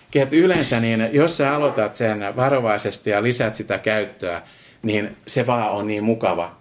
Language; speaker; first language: Finnish; non-native, fluent; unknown